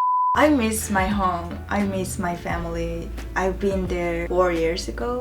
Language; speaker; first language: English; non-native, fluent; Mongolian